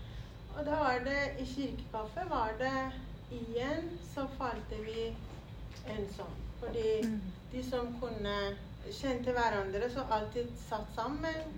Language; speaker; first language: Norwegian; non-native, fluent; Persian